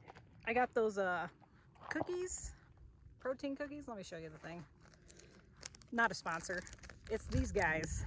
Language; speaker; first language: English; native; English